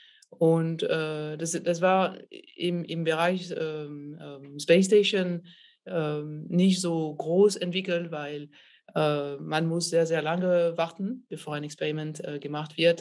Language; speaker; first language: German; non-native, fluent; French